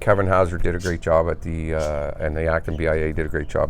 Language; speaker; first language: English; native; English